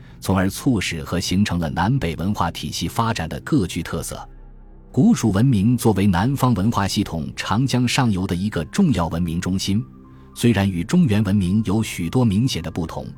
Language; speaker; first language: Chinese; native; Chinese